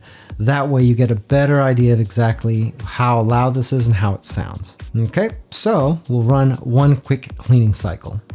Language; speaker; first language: English; native; English